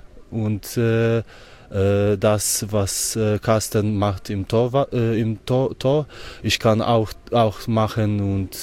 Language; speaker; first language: German; non-native, learner; Polish